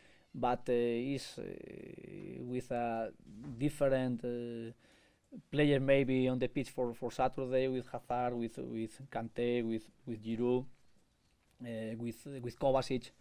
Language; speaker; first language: English; non-native, learner; Spanish